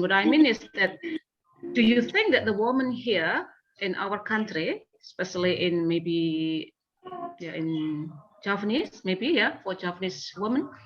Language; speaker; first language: English; non-native, fluent; Indonesian